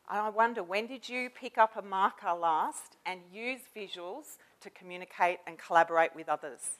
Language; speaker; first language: English; native; English